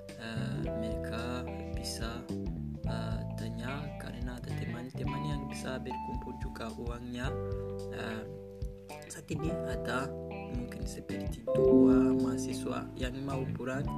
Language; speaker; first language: Indonesian; non-native, learner; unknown